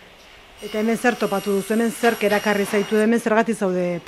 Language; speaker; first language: Basque; native; Basque